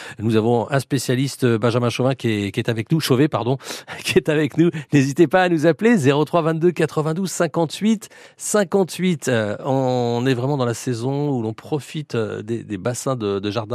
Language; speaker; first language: French; native; French